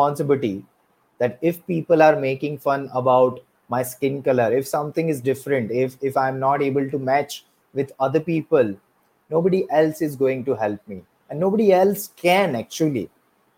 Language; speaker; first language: English; non-native, local second language; Gujarati